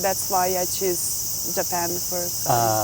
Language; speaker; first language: English; non-native, fluent; Italian